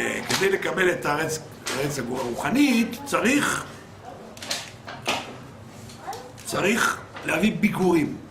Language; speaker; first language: Hebrew; non-native, fluent; French